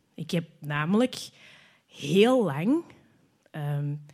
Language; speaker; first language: Dutch; native; Dutch